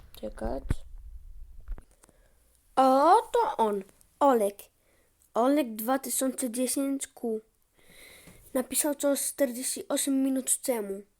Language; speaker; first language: Polish; early bilingual, heritage; Polish